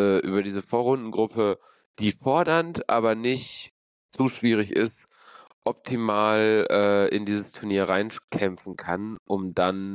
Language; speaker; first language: German; native; German